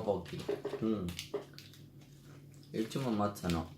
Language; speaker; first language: Japanese; non-native, learner; Spanish